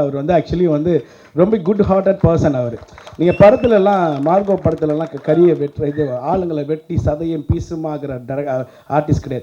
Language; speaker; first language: Tamil; native; Tamil